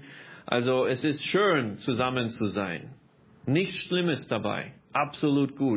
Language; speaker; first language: German; non-native, fluent; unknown